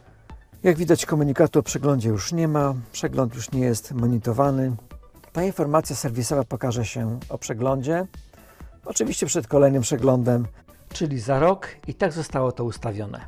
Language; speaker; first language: Polish; native; Polish